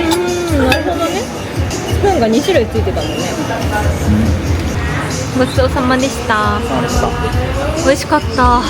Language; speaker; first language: Japanese; native; Japanese